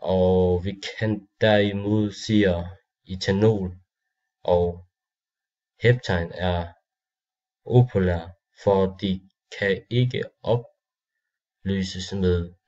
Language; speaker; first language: Danish; non-native, learner; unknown